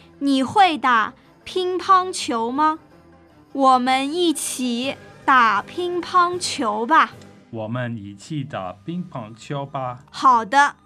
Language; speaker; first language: Chinese; non-native, learner; Slovenian